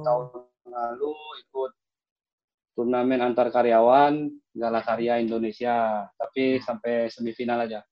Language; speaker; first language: Indonesian; native; Indonesian